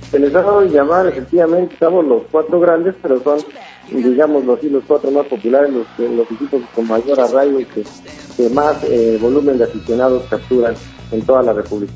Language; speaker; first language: Spanish; native; Spanish